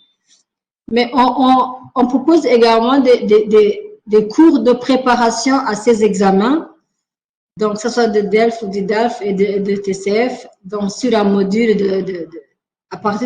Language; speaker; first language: French; non-native, local second language; Rundi